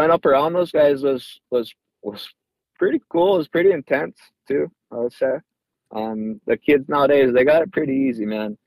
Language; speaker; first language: English; native; English